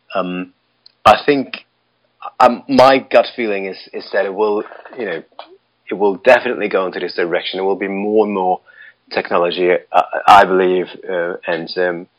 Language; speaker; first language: English; non-native, fluent; Russian